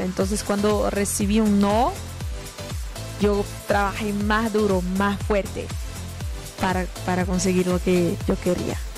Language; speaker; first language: Spanish; non-native, fluent; Portuguese